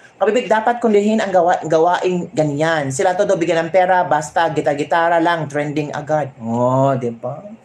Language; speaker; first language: Filipino; non-native, local second language; Hiligaynon